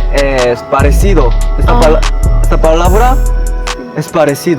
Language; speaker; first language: Spanish; non-native, learner; Korean